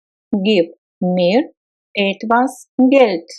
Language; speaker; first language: German; non-native, fluent; Russian